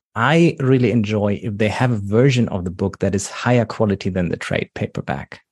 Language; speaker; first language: English; non-native, fluent; German